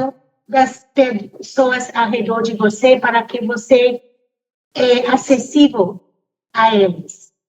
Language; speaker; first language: Portuguese; non-native, fluent; English